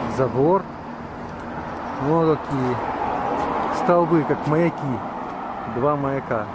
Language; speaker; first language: Russian; native; Russian